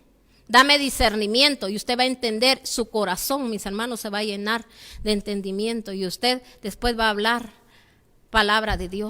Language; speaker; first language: Spanish; native; Spanish